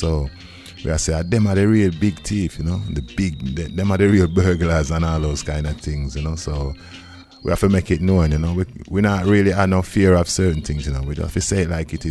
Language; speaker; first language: English; native; English